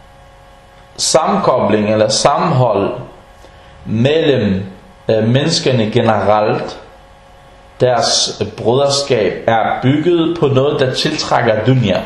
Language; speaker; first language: Danish; early bilingual, other home language; Arabic